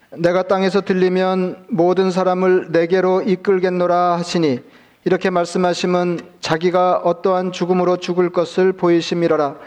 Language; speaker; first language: Korean; native; Korean